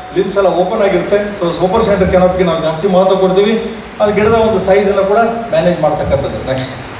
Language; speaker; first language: Kannada; native; Kannada